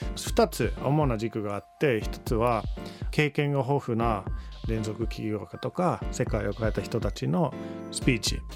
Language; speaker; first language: Japanese; non-native, fluent; Finnish